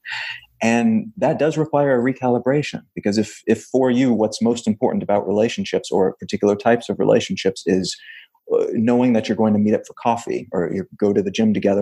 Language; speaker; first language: English; native; English